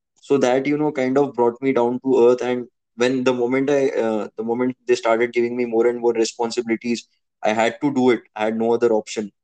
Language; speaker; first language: English; non-native, local second language; Hindi